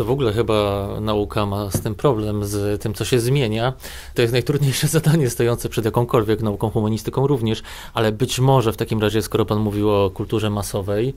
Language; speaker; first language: Polish; native; Polish